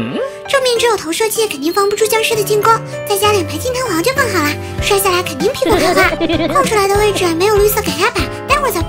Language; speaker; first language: Chinese; native; Chinese